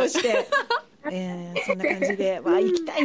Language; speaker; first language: Japanese; native; Japanese